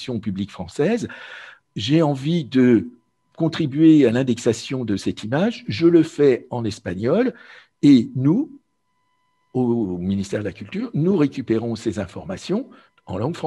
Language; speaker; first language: French; native; French